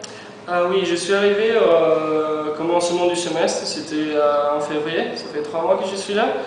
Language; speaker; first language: French; non-native, fluent; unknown